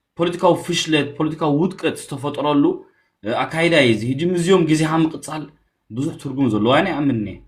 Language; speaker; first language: Tigrinya; early bilingual, heritage; Tigrinya